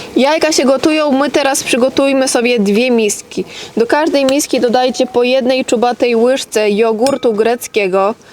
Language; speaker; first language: Polish; native; Polish